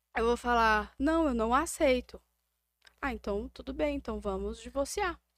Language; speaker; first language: Portuguese; native; Portuguese